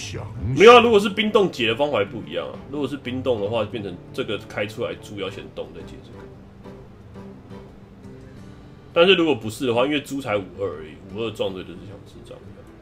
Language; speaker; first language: Chinese; native; Chinese